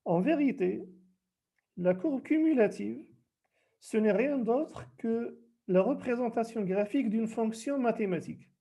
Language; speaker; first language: French; non-native, local second language; Arabic